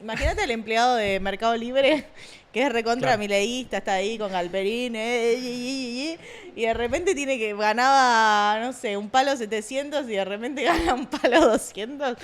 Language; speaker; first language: Spanish; native; Spanish